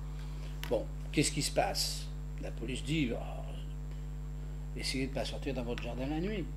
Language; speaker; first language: French; native; French